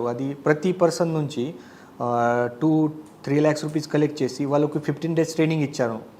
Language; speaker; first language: Telugu; non-native, learner; Marathi